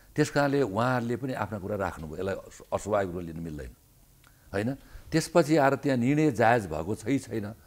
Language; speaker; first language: Nepali; native; Nepali